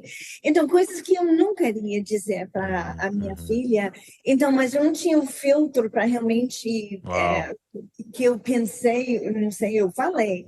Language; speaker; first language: Portuguese; non-native, learner; English